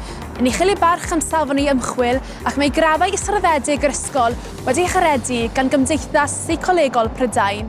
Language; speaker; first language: Welsh; native; Welsh